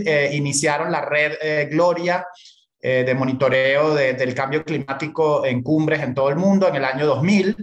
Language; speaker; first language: Spanish; native; Spanish